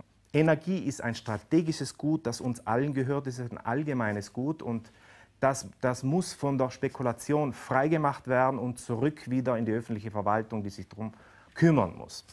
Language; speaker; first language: German; native; German